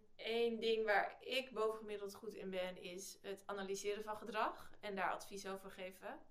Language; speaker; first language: Dutch; native; Dutch